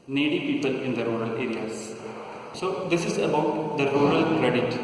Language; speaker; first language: English; non-native, local second language; Kannada